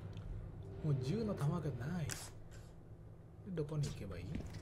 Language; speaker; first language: Japanese; non-native, fluent; Indonesian